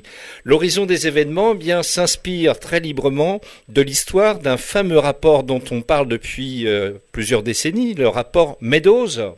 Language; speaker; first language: French; native; French